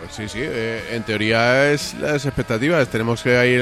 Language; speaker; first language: Spanish; native; Spanish